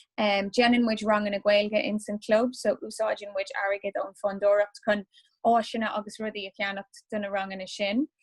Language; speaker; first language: Irish; non-native, local second language; English